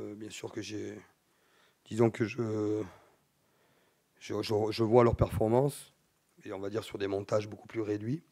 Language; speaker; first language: French; native; French